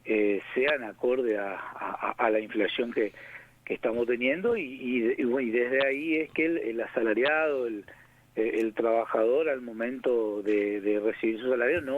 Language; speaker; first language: Spanish; native; Spanish